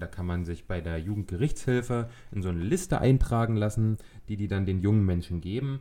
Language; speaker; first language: German; native; German